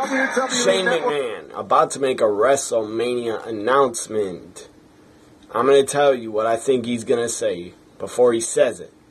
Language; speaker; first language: English; native; English